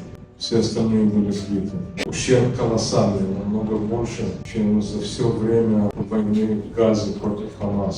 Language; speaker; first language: Russian; native; Russian